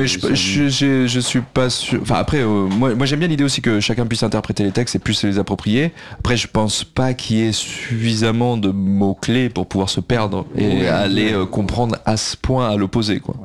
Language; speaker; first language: French; native; French